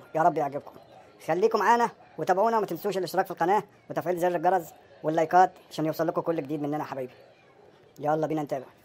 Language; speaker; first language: Arabic; native; Arabic